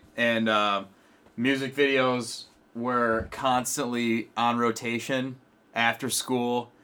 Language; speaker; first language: English; native; English